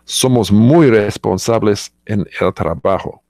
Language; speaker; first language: Spanish; non-native, learner; English